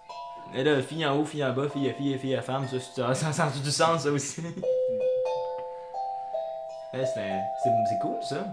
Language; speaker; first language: French; native; French